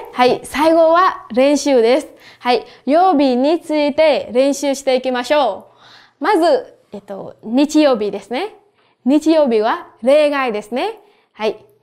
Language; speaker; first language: Japanese; non-native, fluent; Vietnamese